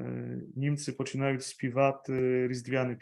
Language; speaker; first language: Ukrainian; non-native, fluent; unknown